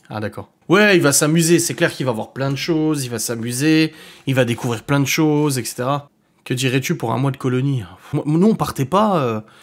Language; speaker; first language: French; native; French